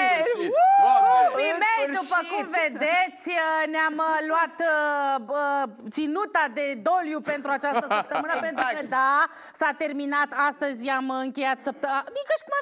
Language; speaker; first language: Romanian; native; Romanian